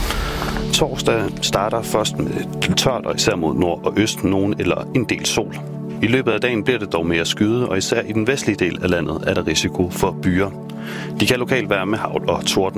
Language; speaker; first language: Danish; native; Danish